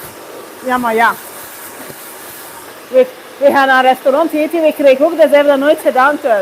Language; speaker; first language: Dutch; non-native, learner; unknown